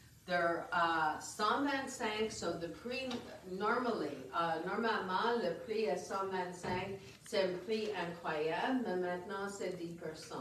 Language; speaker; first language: French; non-native, fluent; English